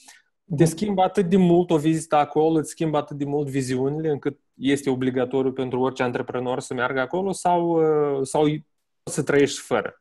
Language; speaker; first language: Romanian; native; Romanian